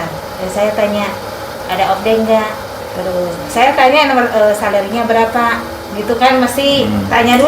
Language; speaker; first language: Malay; non-native, local second language; Sundanese